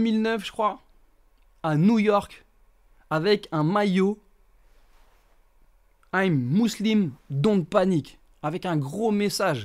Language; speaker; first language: French; native; French